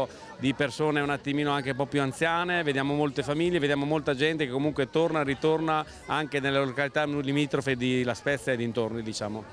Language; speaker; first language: Italian; native; Italian